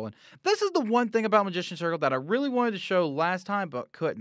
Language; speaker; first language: English; native; English